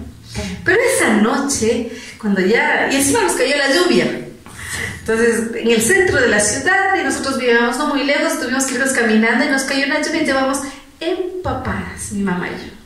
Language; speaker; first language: Spanish; native; Spanish